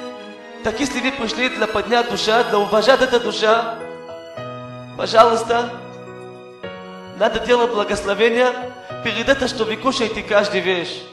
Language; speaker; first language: Russian; non-native, learner; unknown